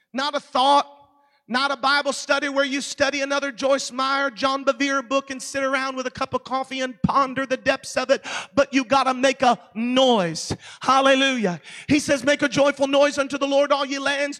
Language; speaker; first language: English; native; English